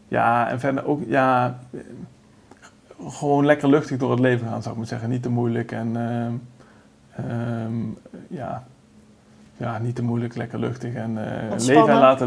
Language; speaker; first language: Dutch; native; Dutch